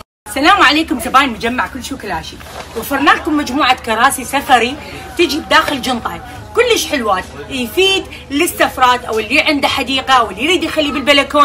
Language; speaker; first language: Arabic; native; Arabic